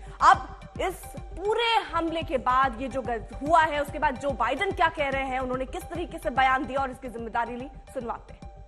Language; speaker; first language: Hindi; native; Hindi